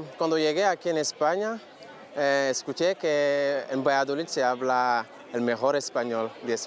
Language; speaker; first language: Spanish; non-native, learner; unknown